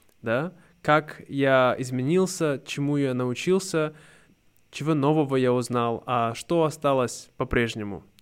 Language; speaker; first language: Russian; native; Russian